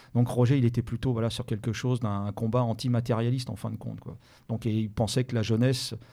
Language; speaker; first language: French; native; French